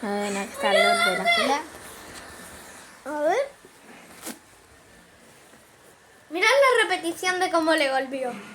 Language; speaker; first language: Spanish; native; Spanish